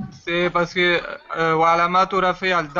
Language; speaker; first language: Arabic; non-native, learner; French